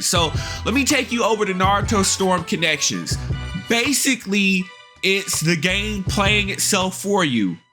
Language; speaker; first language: English; native; English